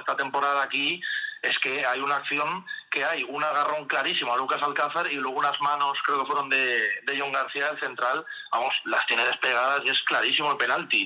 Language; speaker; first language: Spanish; native; Spanish